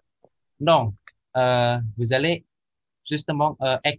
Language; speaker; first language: French; non-native, learner; Indonesian